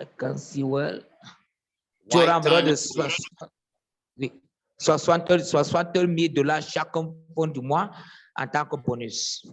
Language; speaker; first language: French; non-native, fluent; English